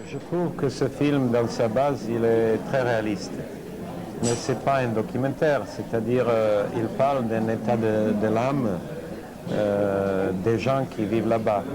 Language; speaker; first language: French; non-native, fluent; Serbian